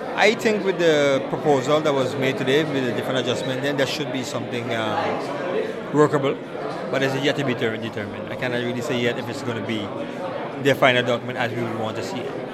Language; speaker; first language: English; native; English